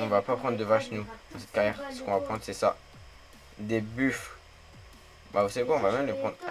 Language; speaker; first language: French; native; French